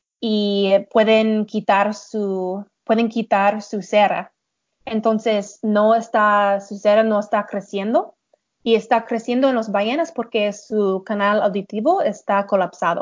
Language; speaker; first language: Spanish; non-native, learner; English